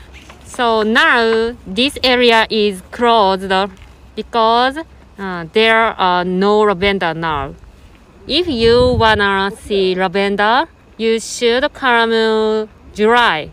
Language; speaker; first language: English; non-native, learner; Japanese